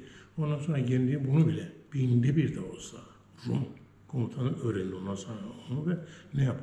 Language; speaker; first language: Turkish; native; Turkish